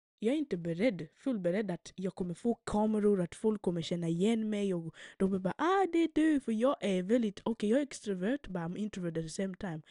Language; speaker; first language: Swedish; early bilingual, other home language; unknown